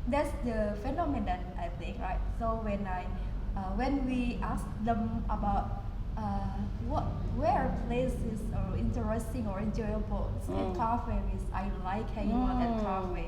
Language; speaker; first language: English; non-native, learner; Indonesian